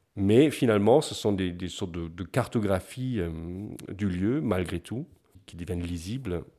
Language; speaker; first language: French; non-native, fluent; German